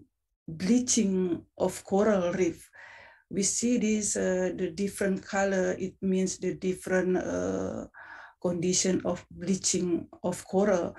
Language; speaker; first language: English; non-native, fluent; Indonesian